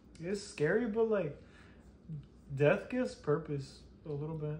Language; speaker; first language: English; early bilingual, other home language; Spanish